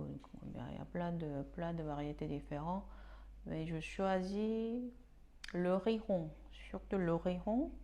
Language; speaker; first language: French; non-native, fluent; Korean